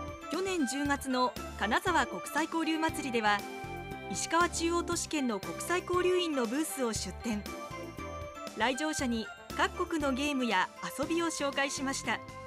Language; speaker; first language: Japanese; native; Japanese